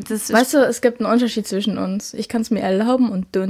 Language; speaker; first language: German; native; German